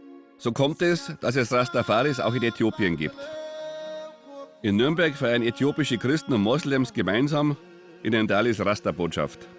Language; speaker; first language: German; native; German